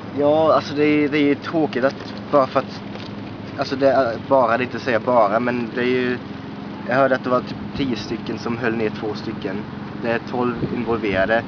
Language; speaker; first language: Swedish; early bilingual, heritage; Swedish